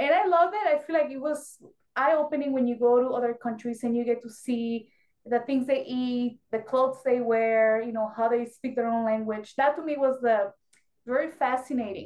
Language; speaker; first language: English; non-native, fluent; Spanish